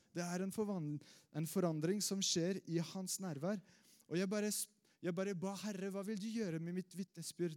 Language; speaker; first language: Norwegian; non-native, fluent; French